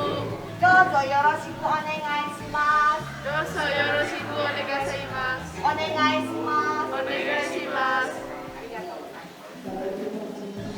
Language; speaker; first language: Japanese; non-native, learner; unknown